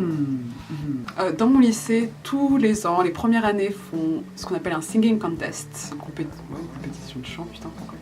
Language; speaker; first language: French; native; French